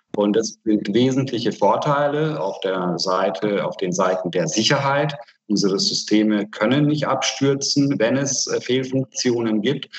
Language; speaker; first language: German; non-native, fluent; Hungarian